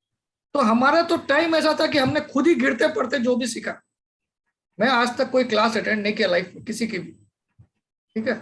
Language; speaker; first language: Hindi; native; Hindi